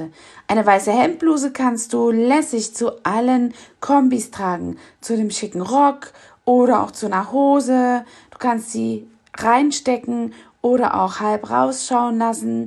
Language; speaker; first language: German; native; German